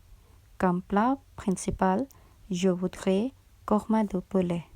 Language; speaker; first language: French; non-native, fluent; Urdu